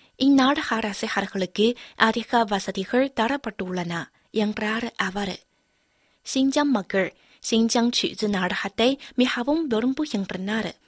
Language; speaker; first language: Tamil; non-native, fluent; Chinese